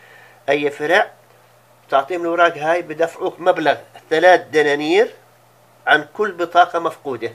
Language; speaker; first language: Arabic; native; Arabic